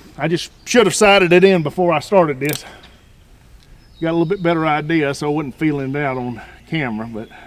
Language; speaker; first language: English; native; English